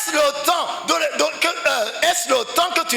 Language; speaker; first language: French; non-native, local second language; Rundi